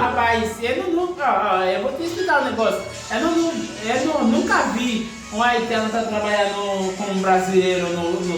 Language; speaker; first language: Portuguese; non-native, learner; Haitian Creole